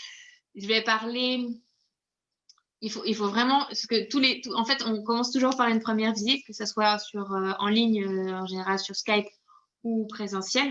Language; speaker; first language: French; native; French